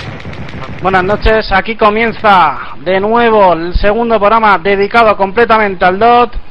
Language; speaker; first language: Spanish; native; Spanish